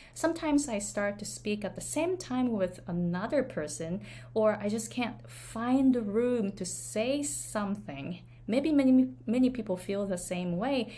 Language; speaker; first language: English; non-native, fluent; Japanese